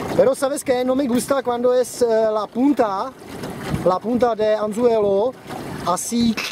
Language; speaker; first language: Spanish; non-native, learner; Czech